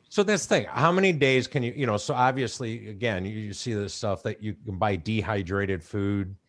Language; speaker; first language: English; native; English